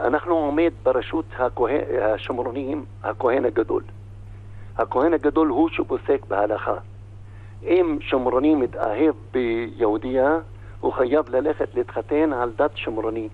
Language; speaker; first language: Hebrew; non-native, local second language; Arabic